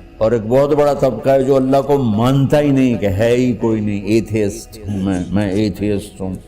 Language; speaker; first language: Urdu; non-native, local second language; Punjabi